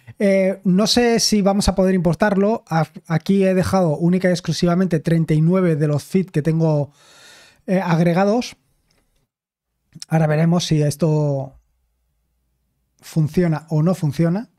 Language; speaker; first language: Spanish; native; Spanish